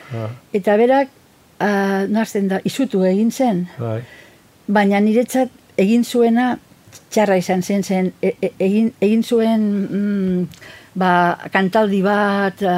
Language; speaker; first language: Basque; non-native, fluent; Catalan